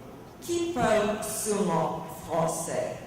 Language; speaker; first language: French; non-native, fluent; English